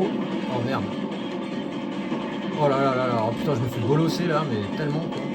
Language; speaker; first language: French; native; French